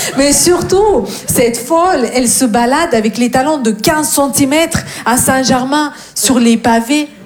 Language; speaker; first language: French; non-native, fluent; Russian